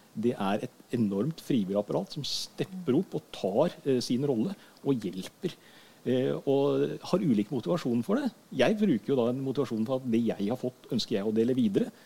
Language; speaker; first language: Norwegian; native; Norwegian